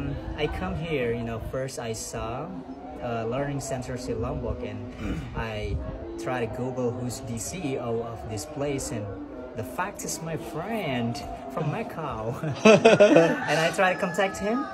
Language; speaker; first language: English; non-native, fluent; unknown